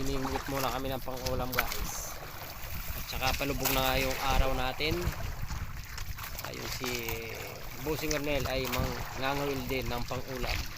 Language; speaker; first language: Filipino; non-native, local second language; Masbatenyo